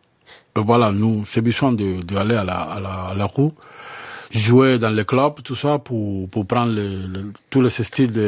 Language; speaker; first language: French; non-native, learner; Spanish